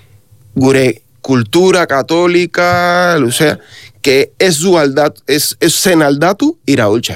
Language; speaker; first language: Basque; non-native, learner; Spanish